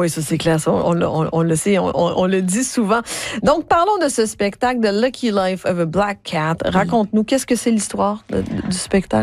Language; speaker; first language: French; native; French